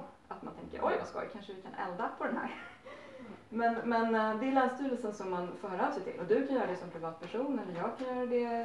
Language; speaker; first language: Swedish; native; Swedish